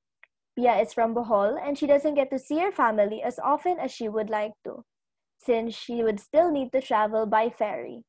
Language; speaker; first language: English; non-native, local second language; Cebuano